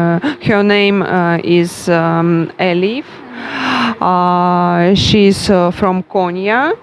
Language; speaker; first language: English; non-native, learner; Russian